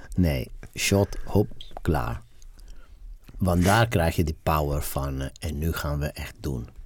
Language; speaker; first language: Dutch; non-native, fluent; Italian